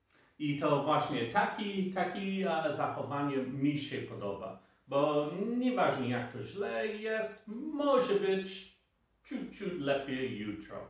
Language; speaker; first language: Polish; non-native, fluent; English